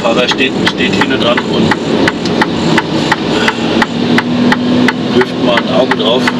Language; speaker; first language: German; native; German